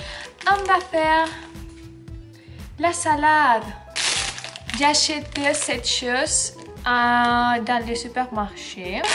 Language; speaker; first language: French; non-native, learner; Spanish